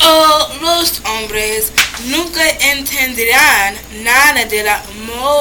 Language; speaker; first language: Spanish; non-native, learner; English